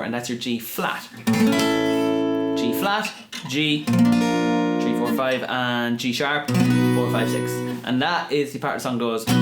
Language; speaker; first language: English; native; English